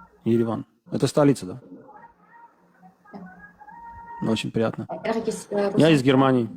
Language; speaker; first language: Russian; non-native, fluent; Armenian